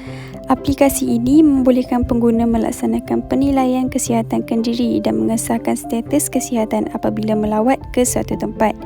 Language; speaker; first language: Malay; native; Malay